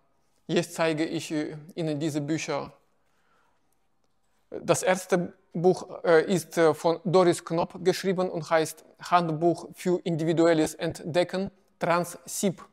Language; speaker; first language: German; non-native, fluent; Russian